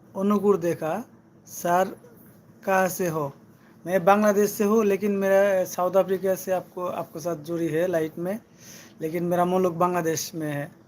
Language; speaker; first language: Hindi; non-native, learner; Bangla